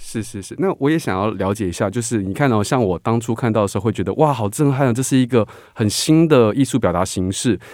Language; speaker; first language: Chinese; native; Chinese